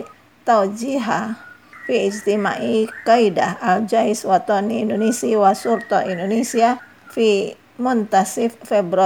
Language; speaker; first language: Arabic; non-native, fluent; Indonesian